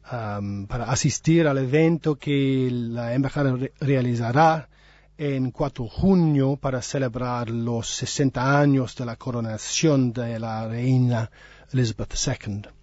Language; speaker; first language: Spanish; non-native, learner; English